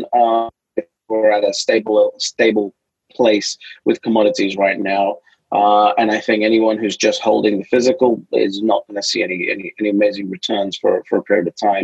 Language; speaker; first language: English; native; English